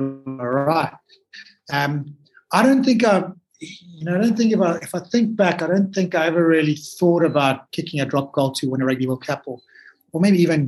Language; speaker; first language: English; native; English